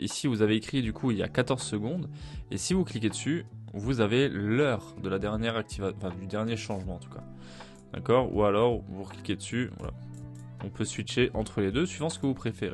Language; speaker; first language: French; native; French